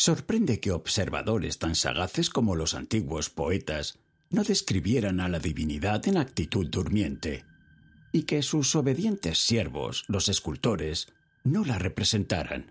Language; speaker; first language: Spanish; native; Spanish